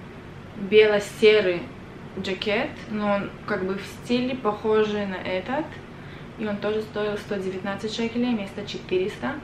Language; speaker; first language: Russian; early bilingual, other home language; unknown